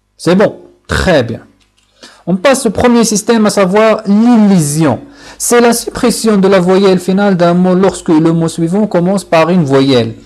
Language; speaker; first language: French; non-native, local second language; Arabic